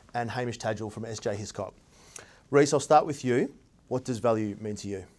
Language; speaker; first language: English; native; English